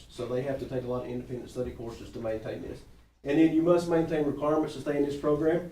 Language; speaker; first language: English; native; English